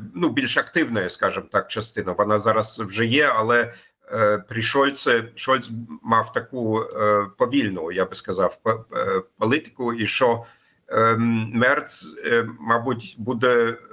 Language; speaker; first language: Ukrainian; non-native, fluent; German